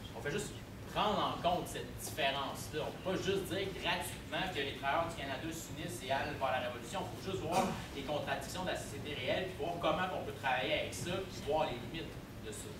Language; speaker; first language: French; native; French